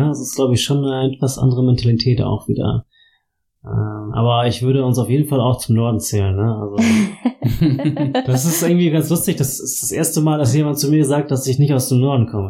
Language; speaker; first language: German; native; German